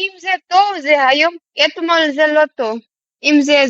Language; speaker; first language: Hebrew; non-native, learner; Gujarati